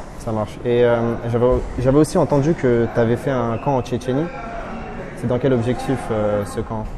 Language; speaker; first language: French; native; French